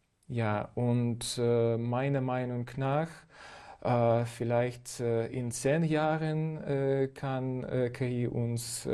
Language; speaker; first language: German; non-native, fluent; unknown